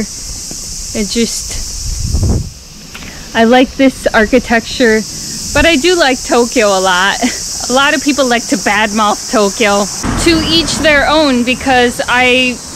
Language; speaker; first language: English; native; English